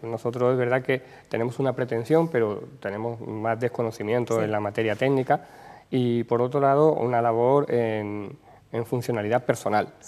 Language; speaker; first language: Spanish; native; Spanish